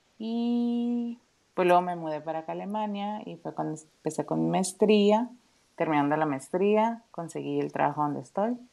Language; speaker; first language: Spanish; native; Spanish